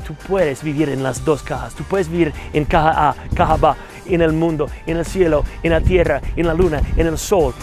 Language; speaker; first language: Spanish; non-native, fluent; English